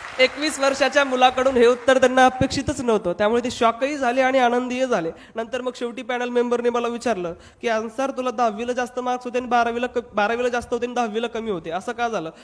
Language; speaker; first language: Marathi; non-native, local second language; Hindi